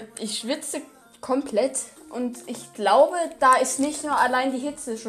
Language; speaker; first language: German; native; German